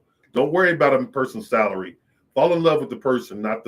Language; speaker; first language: English; native; English